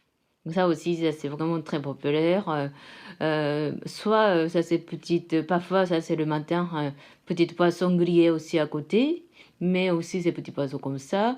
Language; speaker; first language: French; non-native, fluent; Japanese